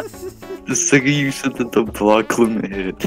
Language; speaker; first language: English; native; English